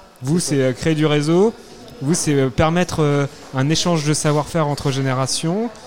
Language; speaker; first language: French; native; French